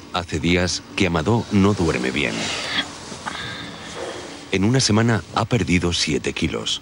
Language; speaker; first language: Spanish; native; Spanish